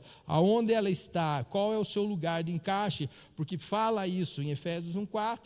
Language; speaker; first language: Portuguese; native; Portuguese